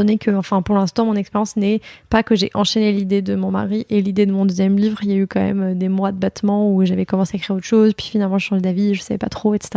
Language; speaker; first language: French; native; French